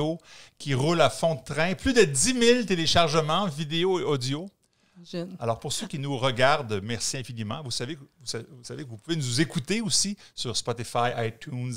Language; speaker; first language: French; native; French